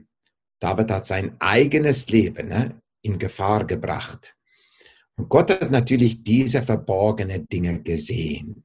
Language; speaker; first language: German; non-native, fluent; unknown